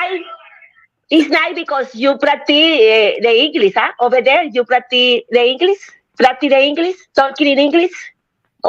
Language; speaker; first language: English; non-native, learner; Spanish